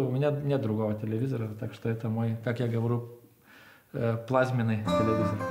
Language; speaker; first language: Russian; non-native, local second language; Lithuanian